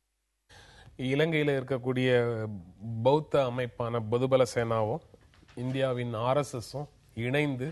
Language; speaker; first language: Tamil; native; Tamil